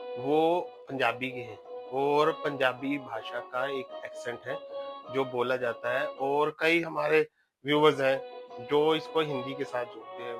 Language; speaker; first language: Hindi; non-native, local second language; Punjabi